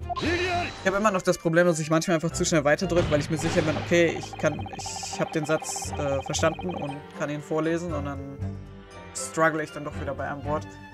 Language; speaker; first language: German; native; German